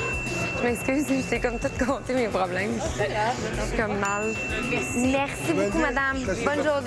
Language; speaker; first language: French; native; French